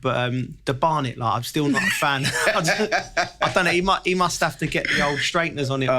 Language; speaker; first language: English; native; English